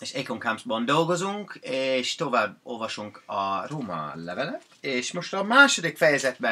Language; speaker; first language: Hungarian; non-native, fluent; English